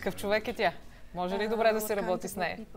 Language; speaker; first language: Bulgarian; native; Bulgarian